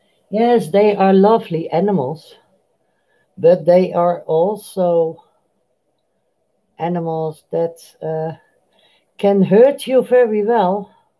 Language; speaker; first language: English; non-native, fluent; Dutch